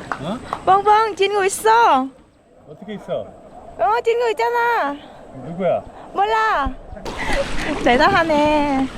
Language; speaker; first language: Korean; non-native, learner; Vietnamese